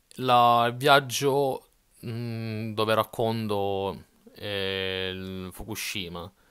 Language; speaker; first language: Italian; native; Italian